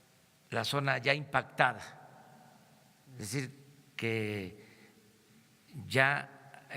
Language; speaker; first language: Spanish; native; Spanish